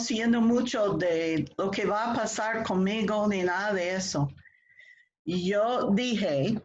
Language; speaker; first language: Spanish; non-native, fluent; English